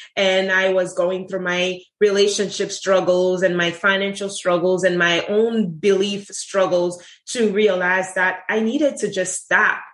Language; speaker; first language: English; non-native, fluent; Haitian Creole